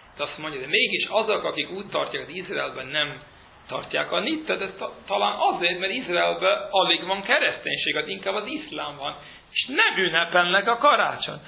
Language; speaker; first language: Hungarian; early bilingual, heritage; Hungarian